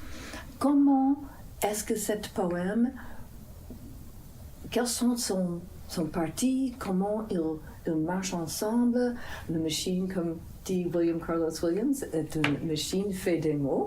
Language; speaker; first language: French; non-native, fluent; English